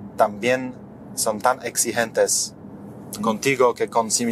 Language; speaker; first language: Spanish; non-native, fluent; Polish